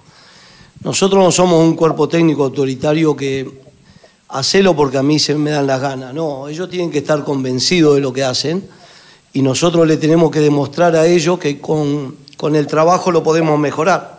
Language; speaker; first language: Spanish; native; Spanish